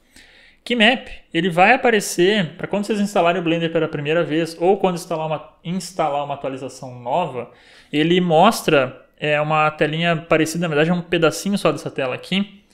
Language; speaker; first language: Portuguese; native; Portuguese